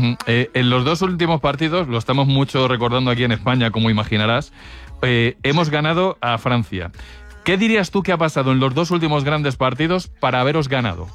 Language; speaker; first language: Spanish; native; Spanish